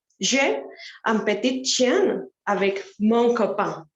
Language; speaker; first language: French; non-native, learner; Spanish